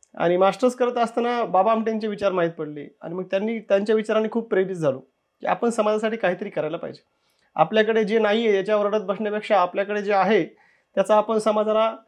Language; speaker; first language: Marathi; native; Marathi